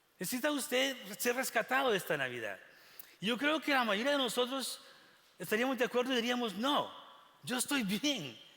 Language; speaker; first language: Spanish; native; Spanish